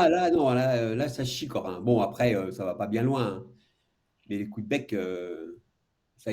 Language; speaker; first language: French; native; French